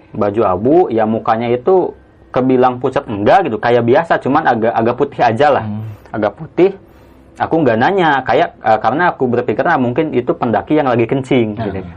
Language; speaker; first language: Indonesian; non-native, local second language; Sundanese